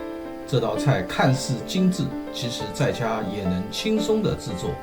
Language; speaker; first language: Chinese; native; Chinese